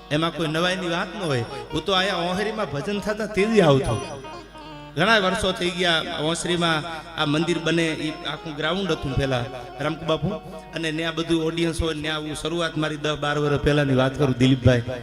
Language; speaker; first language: Gujarati; native; Gujarati